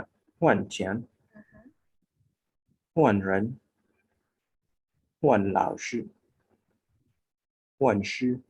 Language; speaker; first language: Chinese; non-native, learner; English